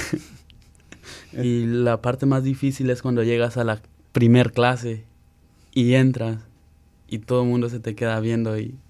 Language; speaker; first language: Spanish; native; Spanish